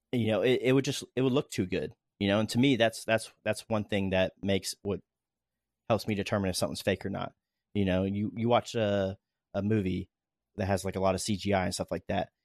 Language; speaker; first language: English; native; English